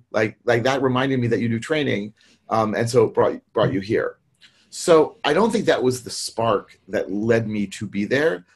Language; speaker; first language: English; native; English